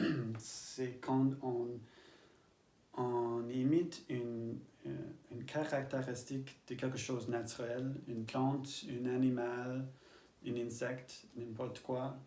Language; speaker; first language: French; non-native, learner; English